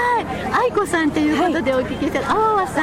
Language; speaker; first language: Japanese; native; Japanese